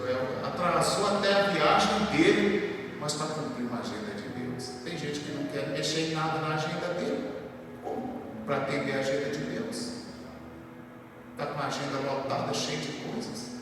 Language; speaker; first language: Portuguese; native; Portuguese